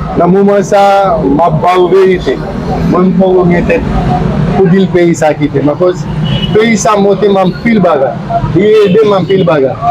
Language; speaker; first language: Haitian Creole; non-native, learner; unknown